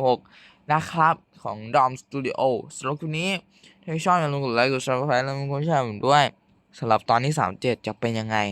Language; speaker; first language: Thai; native; Thai